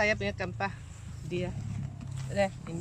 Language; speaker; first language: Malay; non-native, local second language; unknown